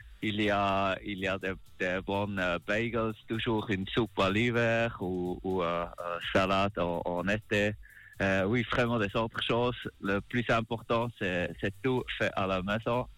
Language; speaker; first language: French; non-native, learner; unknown